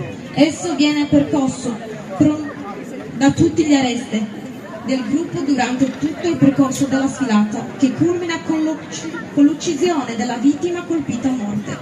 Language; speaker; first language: Italian; native; Italian